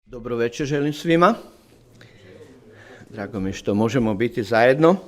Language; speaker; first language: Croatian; non-native, fluent; Slovak